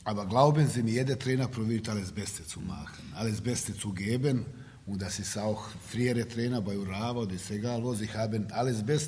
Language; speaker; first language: German; non-native, learner; Serbian